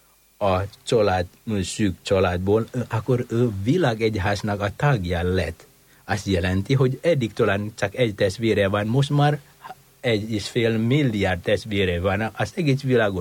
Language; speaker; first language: Hungarian; non-native, fluent; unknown